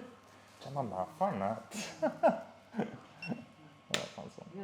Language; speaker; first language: Chinese; non-native, fluent; English